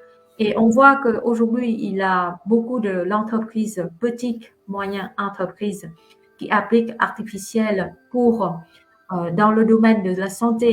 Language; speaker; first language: French; non-native, fluent; Vietnamese